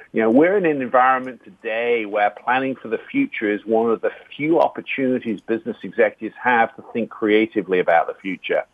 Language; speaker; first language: English; native; English